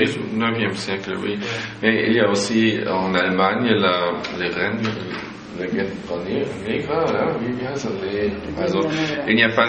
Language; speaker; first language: French; non-native, fluent; German